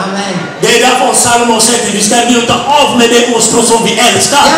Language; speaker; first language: Swedish; non-native, learner; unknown